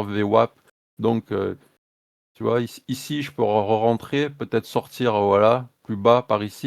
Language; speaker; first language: French; native; French